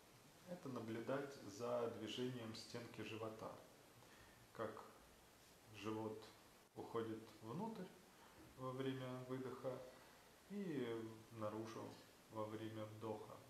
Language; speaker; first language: Russian; native; Russian